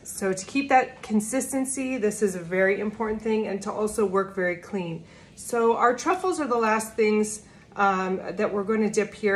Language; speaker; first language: English; native; English